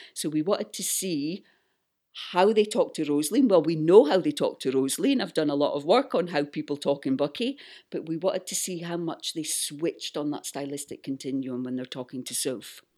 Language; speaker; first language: English; native; English